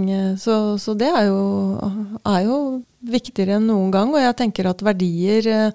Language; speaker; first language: Norwegian; native; Norwegian